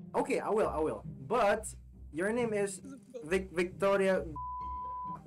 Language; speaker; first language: English; non-native, fluent; Indonesian